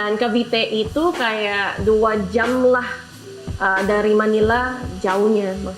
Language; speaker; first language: Indonesian; non-native, learner; Filipino